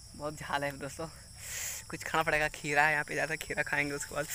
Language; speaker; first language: Hindi; native; Hindi